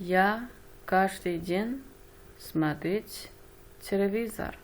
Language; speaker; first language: Russian; non-native, learner; Chinese